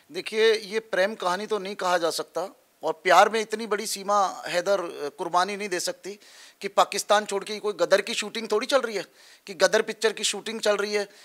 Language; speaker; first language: Hindi; native; Hindi